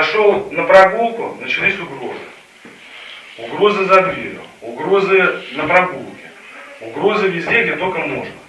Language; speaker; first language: Russian; native; Russian